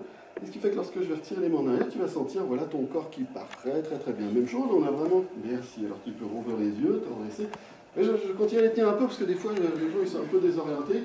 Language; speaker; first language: French; native; French